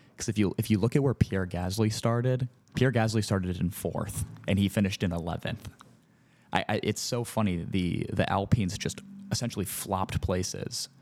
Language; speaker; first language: English; native; English